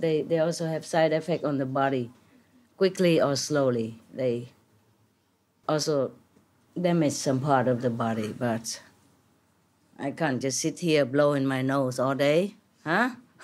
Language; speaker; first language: English; non-native, fluent; Vietnamese